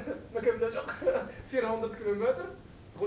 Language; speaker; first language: Dutch; non-native, learner; Arabic